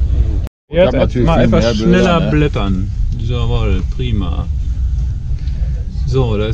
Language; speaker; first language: German; native; German